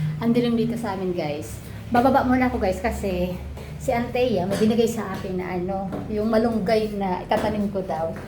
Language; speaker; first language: Filipino; non-native, local second language; Bikol